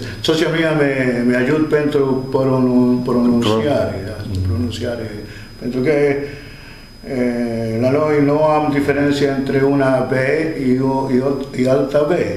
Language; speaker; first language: Romanian; non-native, learner; Spanish